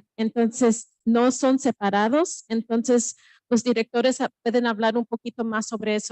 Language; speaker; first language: Spanish; early bilingual, heritage; Spanish